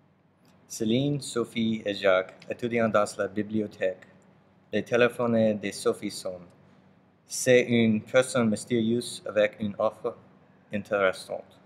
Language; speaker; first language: French; non-native, learner; English